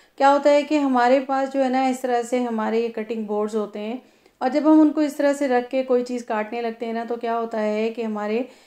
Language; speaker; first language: Urdu; non-native, local second language; Punjabi